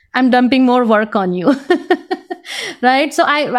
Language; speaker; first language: English; non-native, local second language; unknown